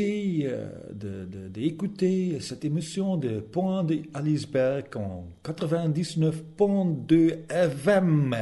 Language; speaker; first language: French; non-native, learner; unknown